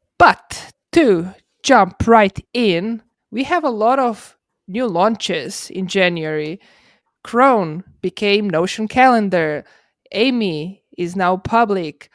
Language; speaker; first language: English; non-native, fluent; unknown